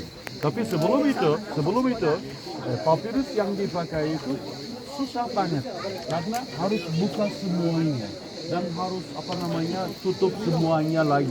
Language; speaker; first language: Indonesian; non-native, learner; Turkish